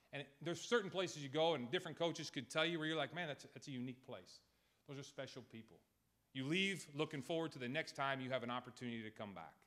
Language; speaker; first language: English; native; English